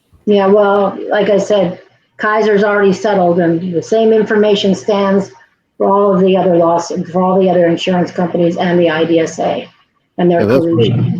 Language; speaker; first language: English; native; English